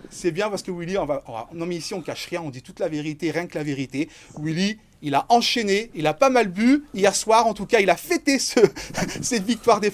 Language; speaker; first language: French; native; French